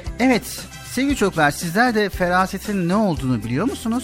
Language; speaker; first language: Turkish; native; Turkish